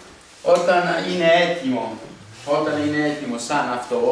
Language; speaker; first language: Greek; non-native, learner; Italian